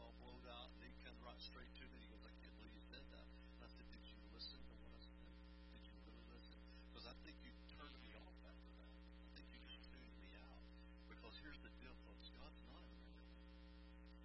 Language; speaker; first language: English; native; English